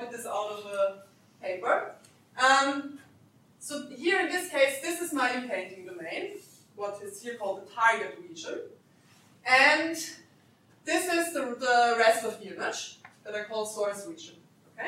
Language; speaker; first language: English; non-native, fluent; German